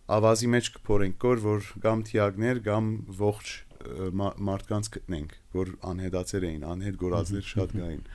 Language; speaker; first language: Armenian; early bilingual, heritage; Armenian